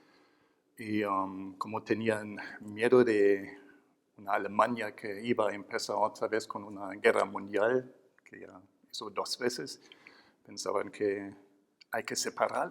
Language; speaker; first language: Spanish; non-native, fluent; German